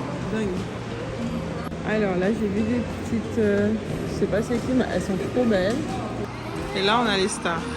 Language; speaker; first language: French; native; French